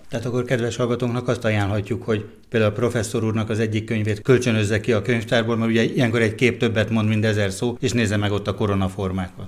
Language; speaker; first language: Hungarian; native; Hungarian